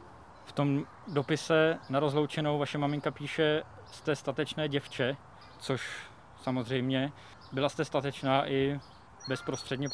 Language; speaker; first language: Czech; native; Czech